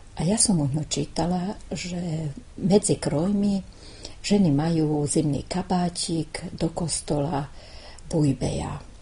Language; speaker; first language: Slovak; non-native, local second language; Hungarian